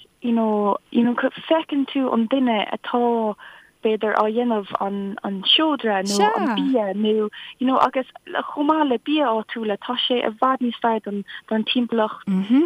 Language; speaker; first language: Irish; non-native, local second language; English